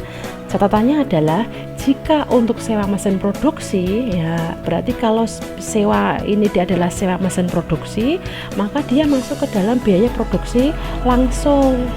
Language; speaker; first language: Indonesian; native; Indonesian